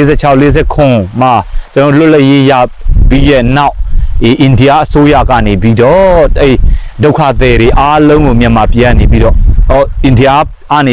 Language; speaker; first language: Burmese; non-native, fluent; Mizo